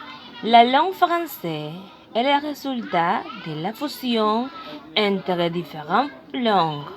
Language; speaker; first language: French; non-native, learner; Spanish